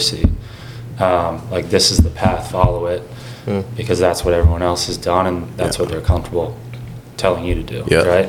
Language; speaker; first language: English; native; English